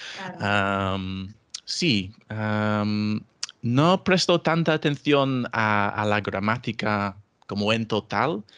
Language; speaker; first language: Spanish; non-native, fluent; English